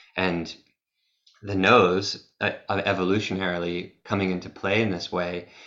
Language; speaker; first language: English; native; English